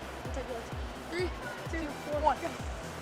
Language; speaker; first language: English; native; English